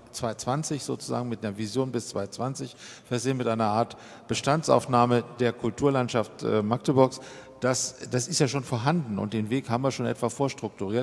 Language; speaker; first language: German; native; German